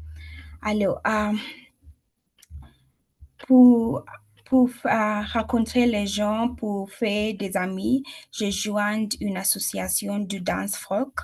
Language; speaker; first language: French; non-native, learner; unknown